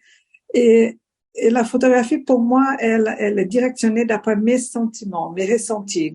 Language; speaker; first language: French; non-native, fluent; Portuguese